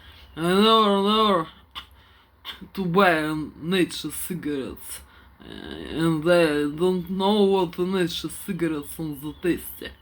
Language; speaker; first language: English; non-native, learner; Russian